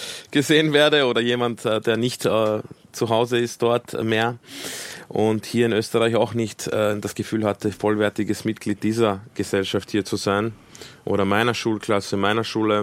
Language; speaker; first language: German; early bilingual, other home language; Croatian